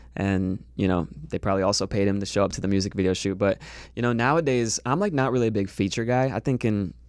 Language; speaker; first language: English; native; English